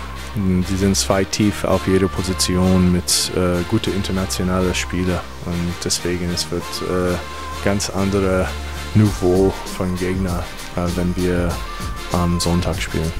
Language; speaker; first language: German; non-native, fluent; English